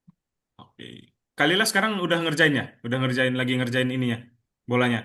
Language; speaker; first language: Indonesian; native; Indonesian